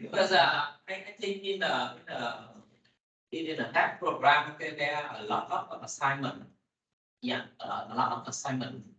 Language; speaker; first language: English; non-native, learner; Vietnamese